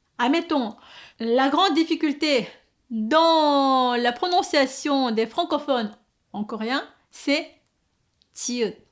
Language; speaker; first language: French; non-native, fluent; Korean